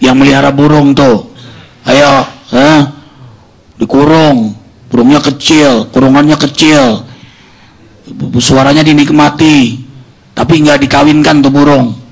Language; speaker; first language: Indonesian; native; Indonesian